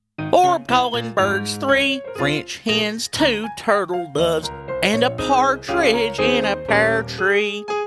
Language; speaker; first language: English; native; English